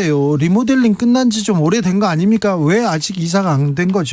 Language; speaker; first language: Korean; native; Korean